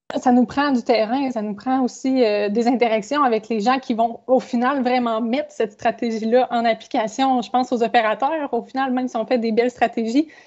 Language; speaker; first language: French; native; French